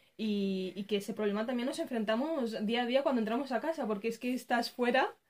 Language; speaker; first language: Spanish; early bilingual, other home language; Arabic